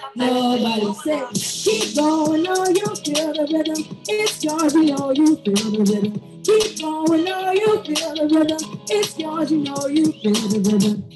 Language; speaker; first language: English; native; English